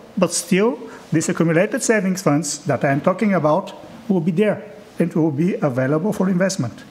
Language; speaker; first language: English; non-native, fluent; Bulgarian